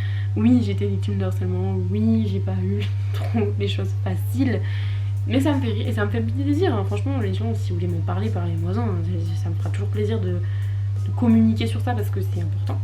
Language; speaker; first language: French; native; French